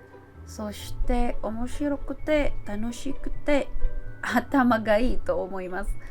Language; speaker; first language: Japanese; non-native, learner; Filipino